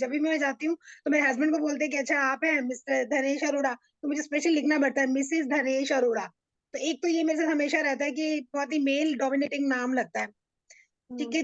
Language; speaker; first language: Hindi; native; Hindi